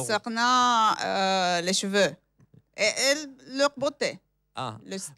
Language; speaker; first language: French; non-native, fluent; Romanian